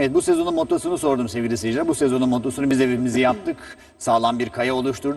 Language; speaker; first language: Turkish; native; Turkish